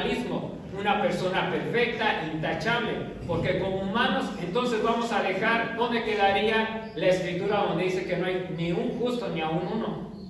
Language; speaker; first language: Spanish; native; Spanish